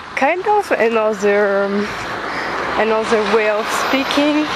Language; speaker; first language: English; non-native, fluent; French